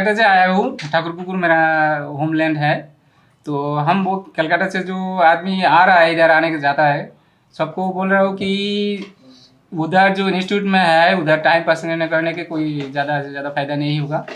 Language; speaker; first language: Hindi; non-native, local second language; Bangla